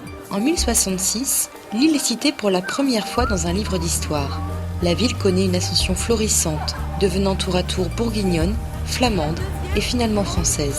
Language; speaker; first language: French; native; French